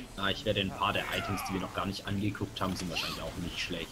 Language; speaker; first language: German; native; German